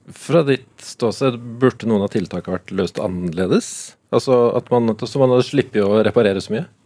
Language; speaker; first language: Norwegian; native; Norwegian